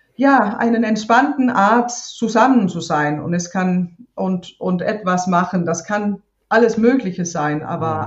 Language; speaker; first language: German; non-native, fluent; Danish